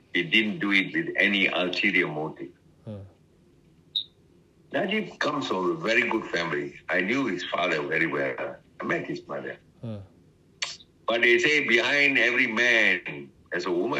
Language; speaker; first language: English; non-native, local second language; Tamil